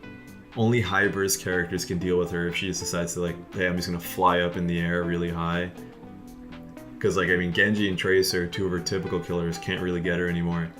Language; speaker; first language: English; native; English